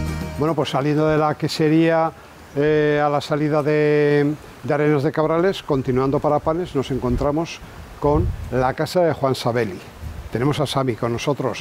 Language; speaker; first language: Spanish; native; Spanish